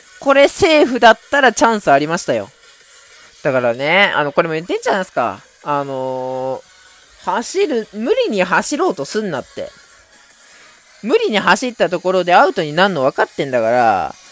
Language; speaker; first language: Japanese; native; Japanese